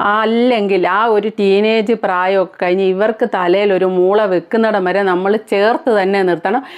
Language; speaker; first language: Malayalam; native; Malayalam